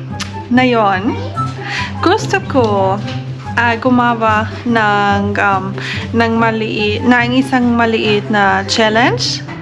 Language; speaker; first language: Filipino; non-native, learner; German